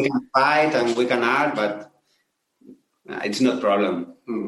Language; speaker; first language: English; non-native, learner; Spanish